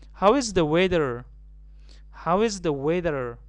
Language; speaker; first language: English; non-native, fluent; Persian